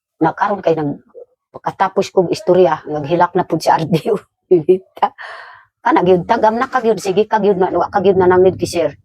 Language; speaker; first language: Cebuano; non-native, local second language; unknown